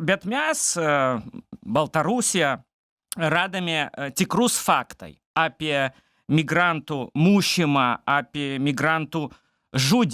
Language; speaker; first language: Lithuanian; non-native, learner; Belarusian